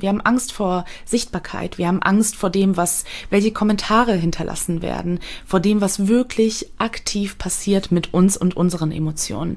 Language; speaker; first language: German; native; German